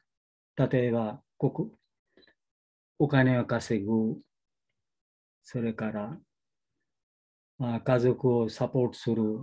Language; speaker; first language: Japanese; non-native, learner; Bangla